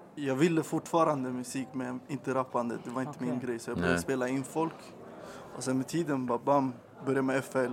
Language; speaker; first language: Swedish; native; Swedish